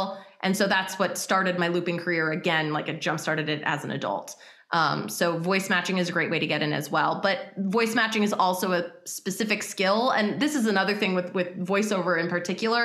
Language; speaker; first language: English; native; English